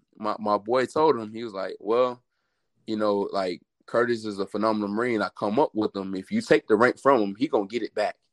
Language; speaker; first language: English; native; English